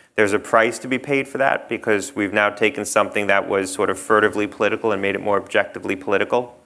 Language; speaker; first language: English; native; English